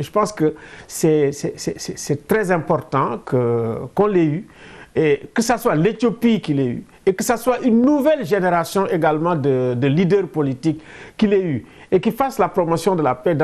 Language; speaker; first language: French; non-native, local second language; Wolof